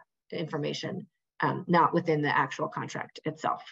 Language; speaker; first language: English; native; English